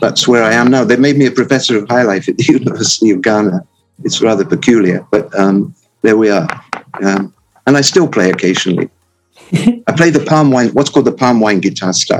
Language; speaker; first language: English; native; English